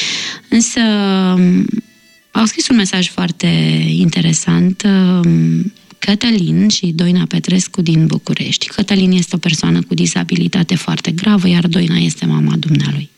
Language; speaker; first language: Romanian; native; Romanian